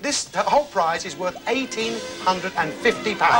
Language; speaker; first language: English; native; English